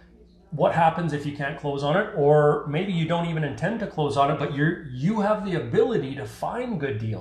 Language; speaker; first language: English; native; English